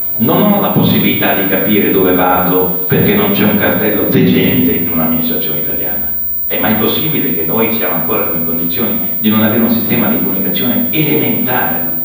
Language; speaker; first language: Italian; native; Italian